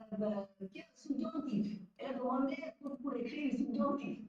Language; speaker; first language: French; non-native, learner; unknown